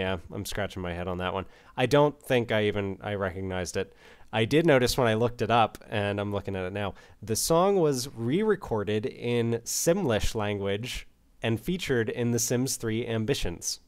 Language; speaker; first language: English; native; English